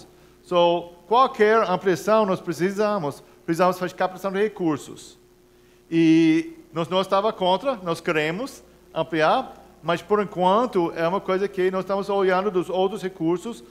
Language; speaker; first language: Portuguese; non-native, fluent; English